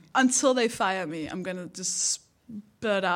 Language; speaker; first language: English; non-native, fluent; Danish